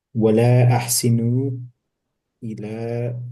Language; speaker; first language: Arabic; non-native, learner; English